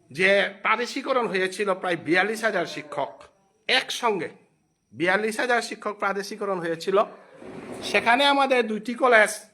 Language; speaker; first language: Bangla; non-native, local second language; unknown